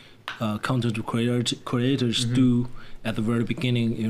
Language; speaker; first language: English; non-native, fluent; Chinese